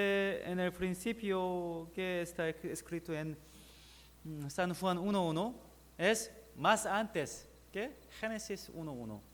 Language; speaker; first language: Spanish; non-native, learner; Korean